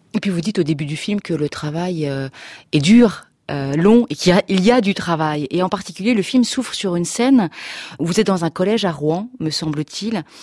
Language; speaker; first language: French; native; French